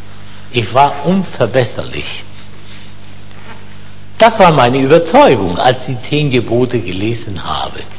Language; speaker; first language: German; non-native, fluent; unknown